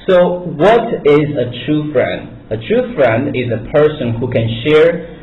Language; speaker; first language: English; non-native, fluent; Chinese